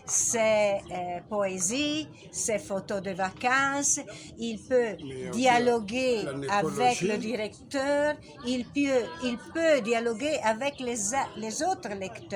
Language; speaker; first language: French; non-native, learner; Italian